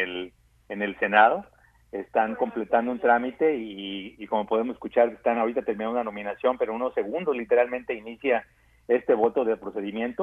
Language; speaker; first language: Spanish; native; Spanish